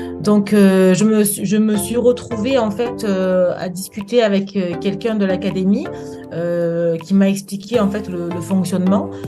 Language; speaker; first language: French; native; French